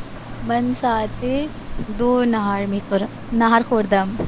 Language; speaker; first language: Persian; non-native, learner; Urdu